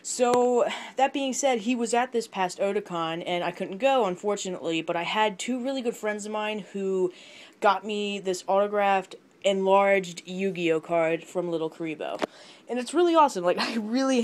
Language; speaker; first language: English; native; English